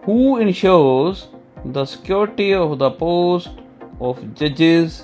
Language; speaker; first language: English; non-native, local second language; Punjabi